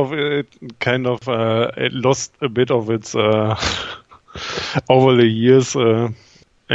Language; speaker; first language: English; non-native, fluent; German